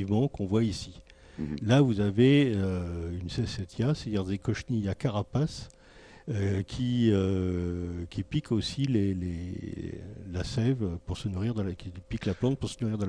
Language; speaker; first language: French; native; French